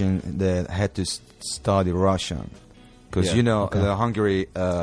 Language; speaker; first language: English; non-native, fluent; Hungarian